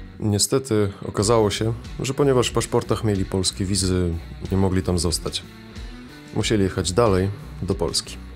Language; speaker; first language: Polish; early bilingual, other home language; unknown